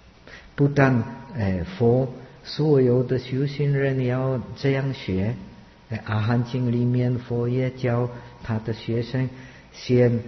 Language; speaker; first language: Chinese; non-native, fluent; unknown